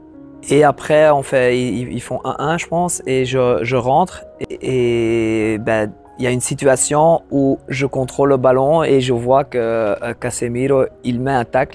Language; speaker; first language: French; non-native, local second language; Dutch